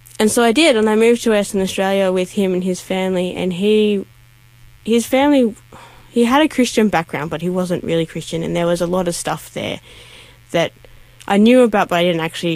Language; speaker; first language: English; native; English